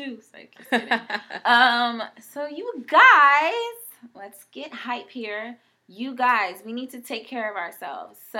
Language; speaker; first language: English; non-native, fluent; Haitian Creole